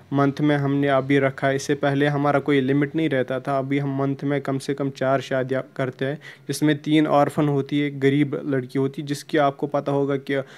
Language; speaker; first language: Hindi; non-native, local second language; Kashmiri